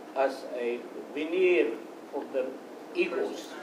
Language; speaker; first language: English; non-native, local second language; Iloko